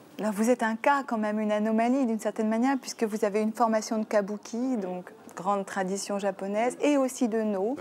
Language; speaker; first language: French; native; French